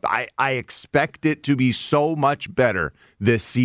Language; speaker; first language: English; native; English